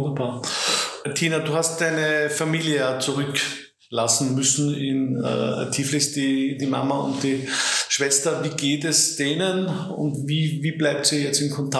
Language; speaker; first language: German; native; German